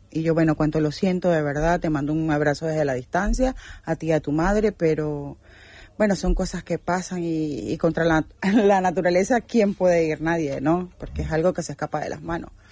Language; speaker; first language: Spanish; native; Spanish